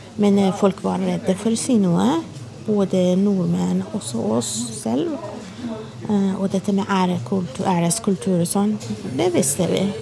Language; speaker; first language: Norwegian; non-native, fluent; Persian